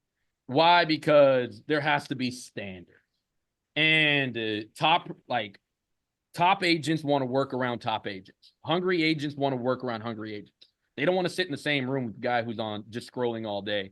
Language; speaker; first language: English; native; English